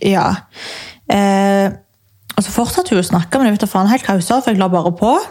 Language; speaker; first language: Norwegian; early bilingual, other home language; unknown